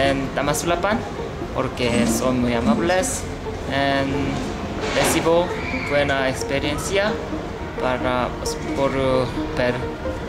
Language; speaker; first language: Spanish; non-native, learner; Korean